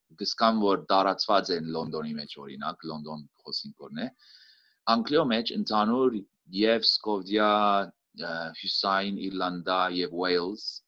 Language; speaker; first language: Armenian; early bilingual, heritage; Armenian